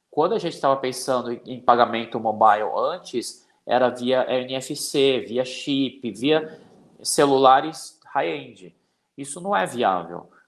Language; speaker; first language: Portuguese; native; Portuguese